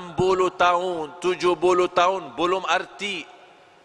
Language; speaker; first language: Indonesian; non-native, fluent; Arabic